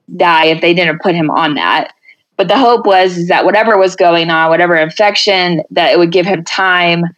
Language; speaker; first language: English; native; English